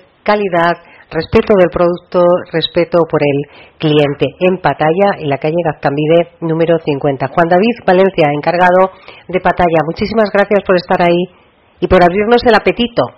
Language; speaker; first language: Spanish; native; Spanish